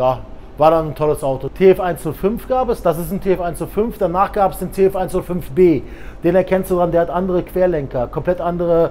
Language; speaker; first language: German; native; German